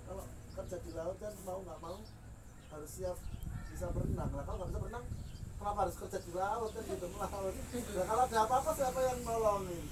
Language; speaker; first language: Indonesian; non-native, local second language; Javanese